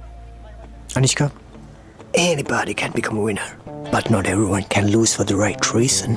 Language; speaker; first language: English; non-native, local second language; Sinhala